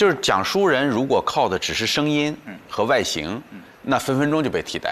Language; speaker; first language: Chinese; native; Chinese